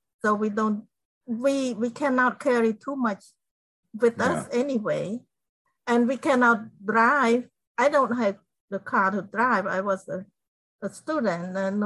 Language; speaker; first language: English; non-native, fluent; Khmer